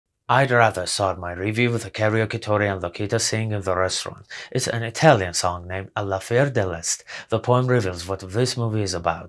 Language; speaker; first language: English; non-native, fluent; Persian